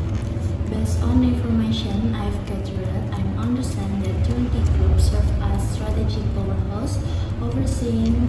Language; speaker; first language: English; non-native, learner; Indonesian